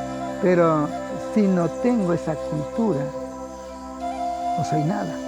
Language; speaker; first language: Spanish; non-native, local second language; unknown